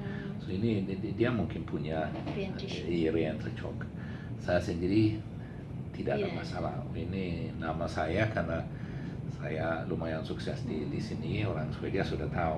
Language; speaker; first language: Indonesian; non-native, learner; Swedish